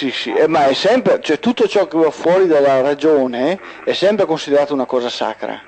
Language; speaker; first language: Italian; native; Italian